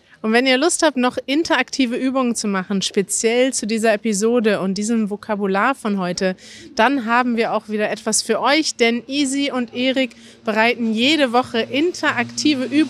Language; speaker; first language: German; native; German